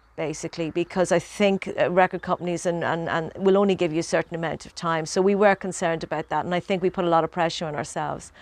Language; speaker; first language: English; native; English